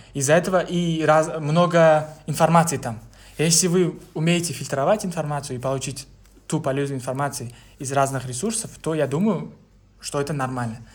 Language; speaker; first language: Russian; non-native, local second language; Uzbek